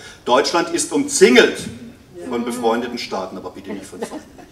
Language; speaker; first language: German; native; German